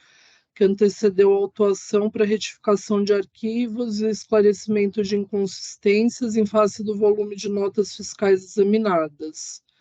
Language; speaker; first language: Portuguese; native; Portuguese